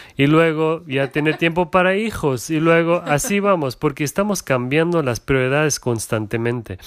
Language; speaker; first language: Spanish; non-native, fluent; German